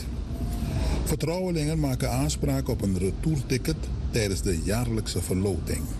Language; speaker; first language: Dutch; native; Dutch